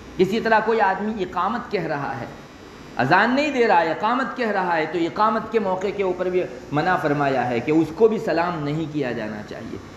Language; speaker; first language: Urdu; non-native, local second language; Gujarati